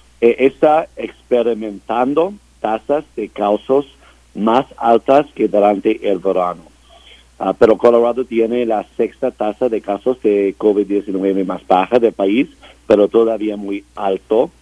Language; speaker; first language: Spanish; non-native, learner; English